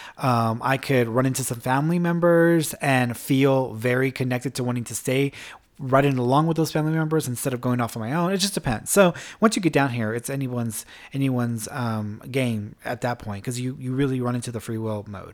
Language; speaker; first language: English; early bilingual, other home language; Spanish